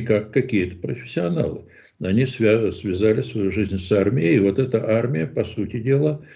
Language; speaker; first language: Russian; native; Russian